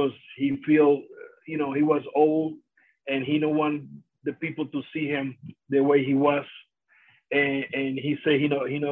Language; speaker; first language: English; non-native, fluent; Spanish